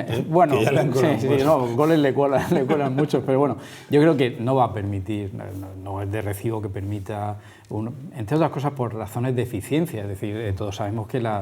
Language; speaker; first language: Spanish; native; Spanish